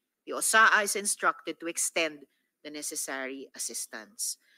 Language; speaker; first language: English; non-native, local second language; Filipino